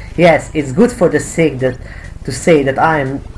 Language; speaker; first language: English; non-native, fluent; Hungarian